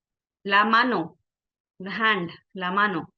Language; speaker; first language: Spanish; non-native, fluent; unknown